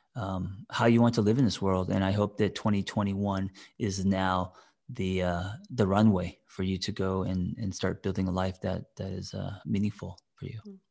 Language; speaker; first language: English; native; English